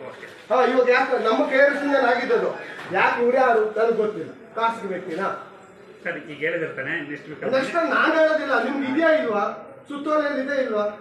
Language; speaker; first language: Kannada; native; Kannada